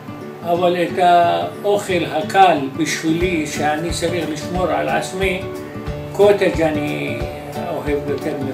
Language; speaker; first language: Hebrew; non-native, fluent; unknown